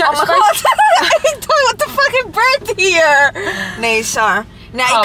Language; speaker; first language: Dutch; non-native, learner; Italian